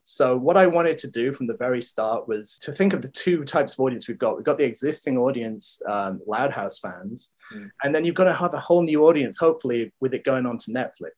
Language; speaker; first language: English; native; English